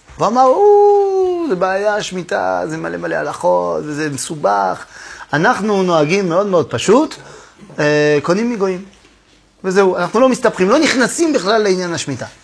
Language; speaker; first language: Hebrew; non-native, fluent; French